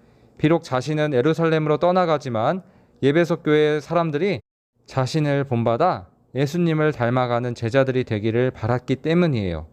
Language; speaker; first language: Korean; native; Korean